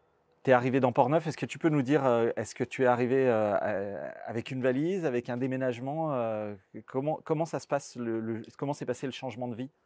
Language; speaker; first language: French; native; French